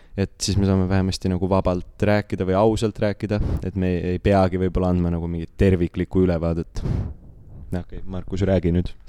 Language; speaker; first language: Estonian; native; Estonian